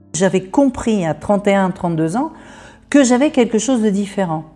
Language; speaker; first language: French; native; French